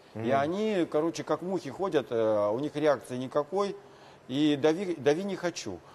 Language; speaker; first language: Russian; native; Russian